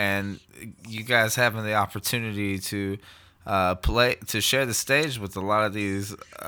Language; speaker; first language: English; native; English